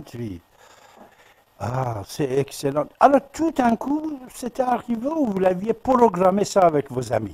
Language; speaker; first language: French; non-native, fluent; Persian